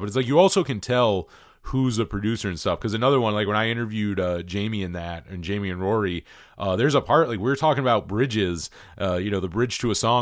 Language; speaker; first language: English; native; English